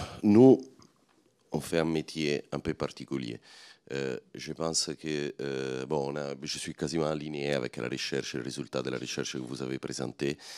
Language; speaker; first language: French; non-native, fluent; Italian